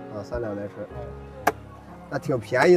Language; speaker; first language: Chinese; native; Chinese